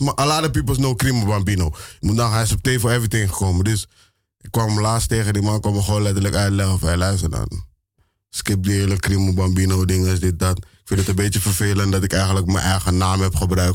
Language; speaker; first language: Dutch; native; Dutch